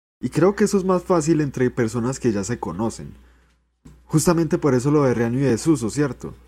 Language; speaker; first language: Spanish; native; Spanish